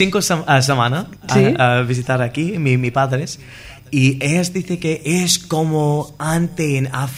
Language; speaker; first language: Spanish; non-native, learner; English